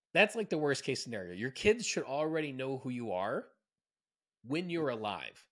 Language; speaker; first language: English; native; English